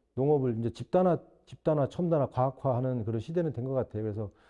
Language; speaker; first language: Korean; native; Korean